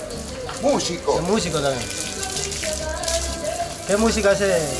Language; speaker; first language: Spanish; native; Spanish